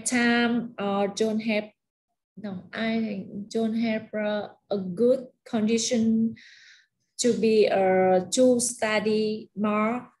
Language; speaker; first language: English; non-native, learner; Vietnamese